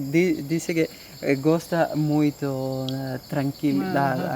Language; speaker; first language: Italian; non-native, learner; Portuguese